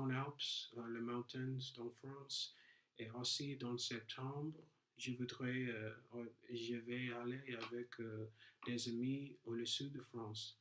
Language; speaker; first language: French; non-native, learner; English